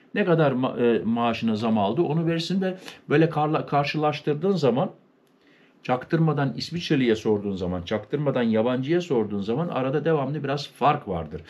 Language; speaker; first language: Turkish; native; Turkish